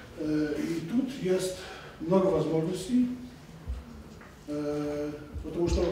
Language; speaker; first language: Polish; non-native, learner; Russian